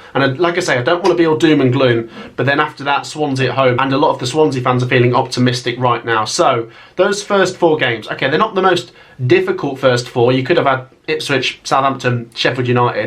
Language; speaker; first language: English; native; English